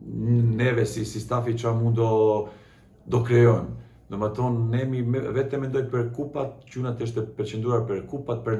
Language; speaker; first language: Albanian; non-native, learner; Serbian